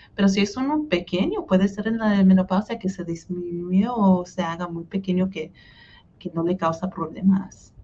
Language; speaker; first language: Spanish; early bilingual, heritage; Spanish